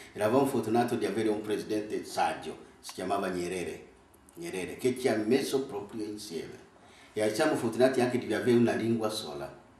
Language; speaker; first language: Italian; non-native, fluent; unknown